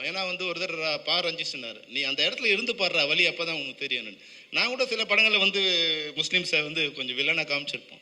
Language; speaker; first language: Tamil; native; Tamil